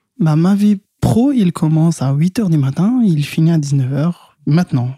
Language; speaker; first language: French; non-native, local second language; Arabic